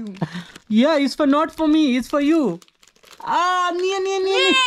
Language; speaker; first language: English; non-native, learner; Hindi